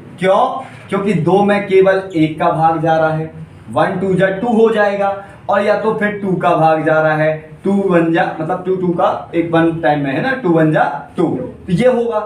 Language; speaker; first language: Hindi; native; Hindi